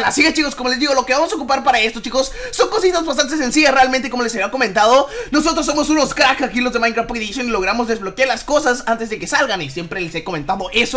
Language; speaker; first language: Spanish; native; Spanish